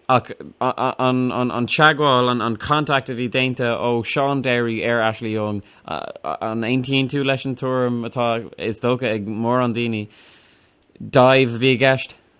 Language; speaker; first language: Irish; non-native, local second language; English